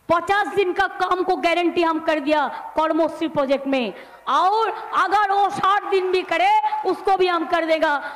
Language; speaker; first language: Hindi; non-native, local second language; Bangla